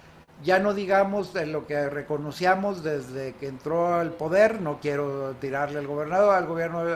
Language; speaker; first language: Spanish; native; Spanish